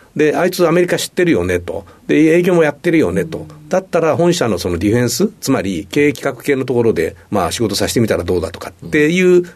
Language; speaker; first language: Japanese; native; Japanese